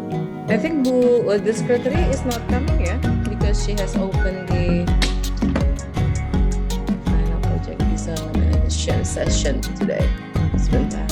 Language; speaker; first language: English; non-native, fluent; Indonesian